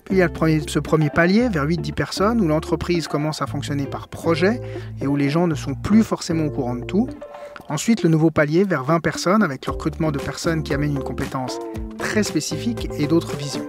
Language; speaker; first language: French; native; French